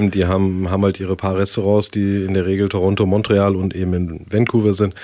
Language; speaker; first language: German; native; German